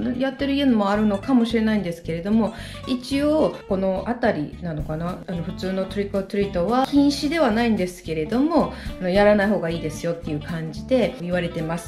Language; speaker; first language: Japanese; native; Japanese